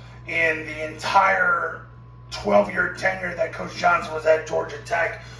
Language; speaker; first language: English; native; English